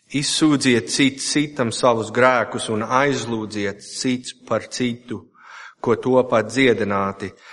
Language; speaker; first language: Latvian; non-native, fluent; English